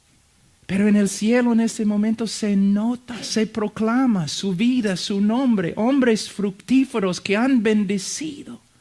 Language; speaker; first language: Spanish; non-native, fluent; English